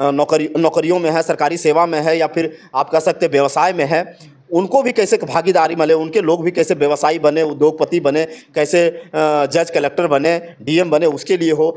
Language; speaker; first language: Hindi; native; Hindi